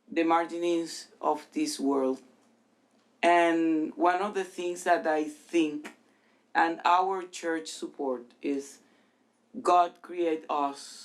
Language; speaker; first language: English; non-native, fluent; Spanish